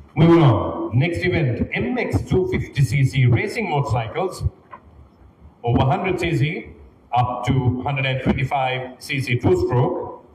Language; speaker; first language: English; non-native, local second language; Sinhala